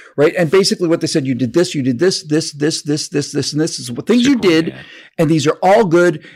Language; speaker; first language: English; native; English